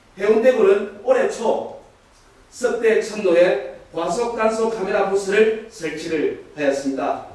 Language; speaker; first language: Korean; native; Korean